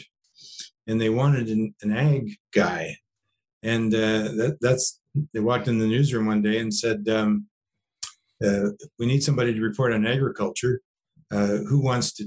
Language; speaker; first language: English; native; English